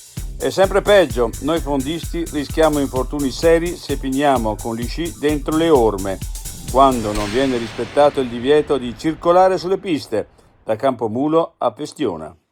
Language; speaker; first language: Italian; native; Italian